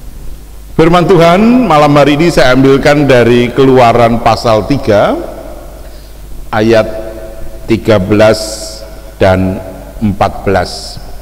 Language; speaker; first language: Indonesian; native; Indonesian